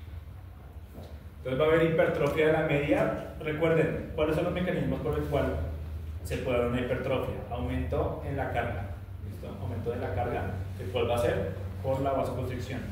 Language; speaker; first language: Spanish; native; Spanish